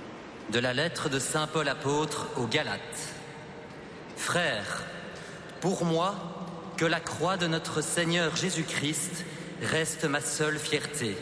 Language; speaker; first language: French; native; French